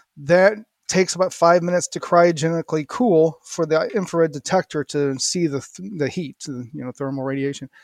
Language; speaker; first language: English; native; English